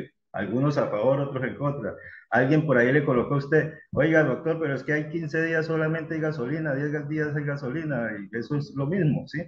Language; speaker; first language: Spanish; native; Spanish